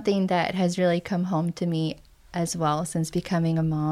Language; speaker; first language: English; native; English